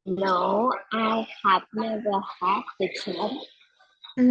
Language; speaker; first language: English; non-native, learner; Vietnamese